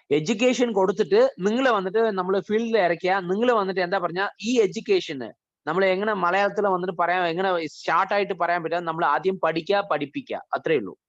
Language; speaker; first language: Malayalam; early bilingual, heritage; Malayalam